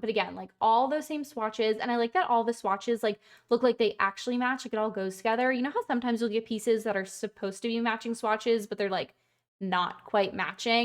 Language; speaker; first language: English; native; English